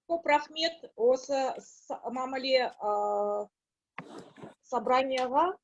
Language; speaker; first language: Kazakh; non-native, local second language; Russian